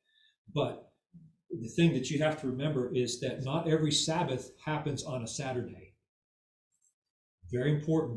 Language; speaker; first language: English; native; English